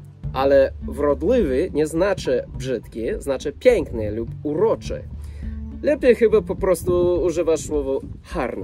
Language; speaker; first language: Polish; non-native, fluent; English